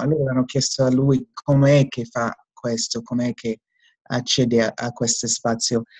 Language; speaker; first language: Italian; non-native, fluent; English